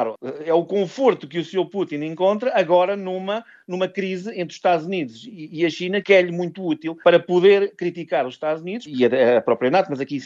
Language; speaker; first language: Portuguese; native; Portuguese